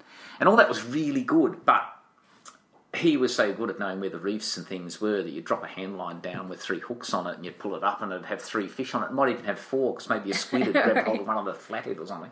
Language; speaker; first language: English; native; English